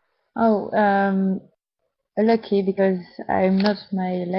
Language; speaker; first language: English; non-native, learner; French